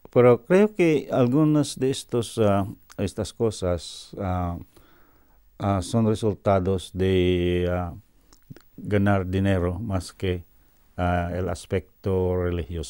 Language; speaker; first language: Spanish; non-native, fluent; Cebuano